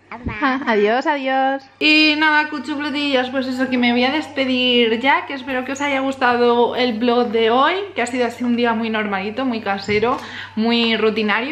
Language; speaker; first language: Spanish; native; Spanish